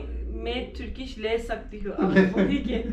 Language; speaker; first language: Hindi; non-native, fluent; Turkish